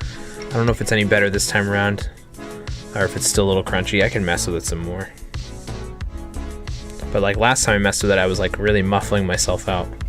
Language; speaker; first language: English; native; English